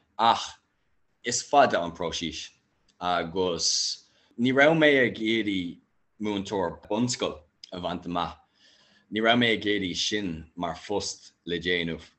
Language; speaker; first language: Irish; non-native, local second language; English